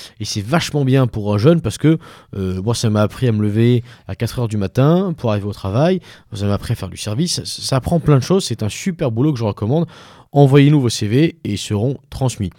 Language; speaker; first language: French; native; French